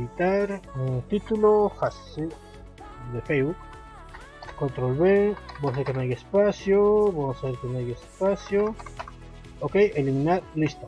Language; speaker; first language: Spanish; native; Spanish